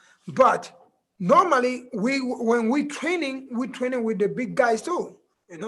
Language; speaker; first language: English; non-native, learner; Spanish